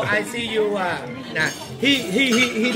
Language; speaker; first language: English; non-native, learner; Vietnamese